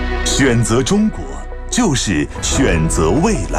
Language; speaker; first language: Chinese; native; Chinese